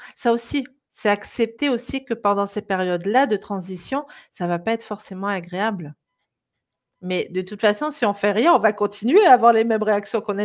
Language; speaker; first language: French; native; French